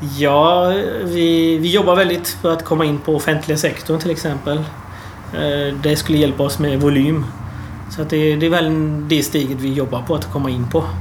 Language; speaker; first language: Swedish; early bilingual, other home language; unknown